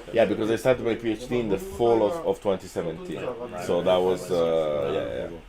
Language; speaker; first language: English; non-native, fluent; Italian